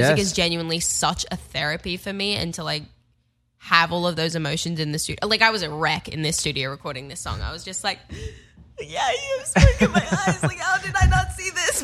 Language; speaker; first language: English; native; English